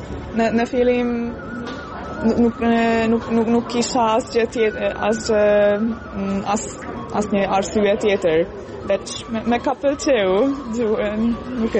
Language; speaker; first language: Albanian; non-native, learner; Hungarian